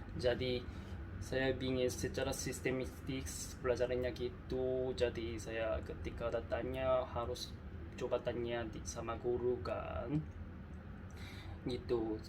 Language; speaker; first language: Indonesian; non-native, learner; Korean